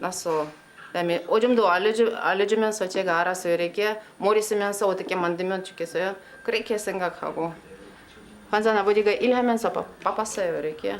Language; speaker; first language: Korean; non-native, learner; Russian